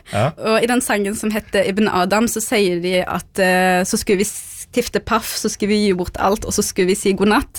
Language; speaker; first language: Norwegian; early bilingual, other home language; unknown